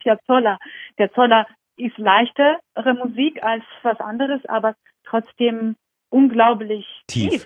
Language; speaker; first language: German; non-native, fluent; Georgian